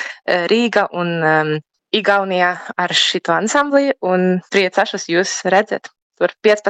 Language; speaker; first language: Latvian; non-native, learner; Ukrainian